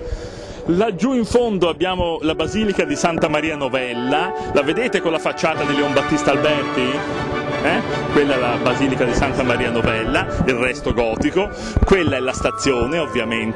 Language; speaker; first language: Italian; native; Italian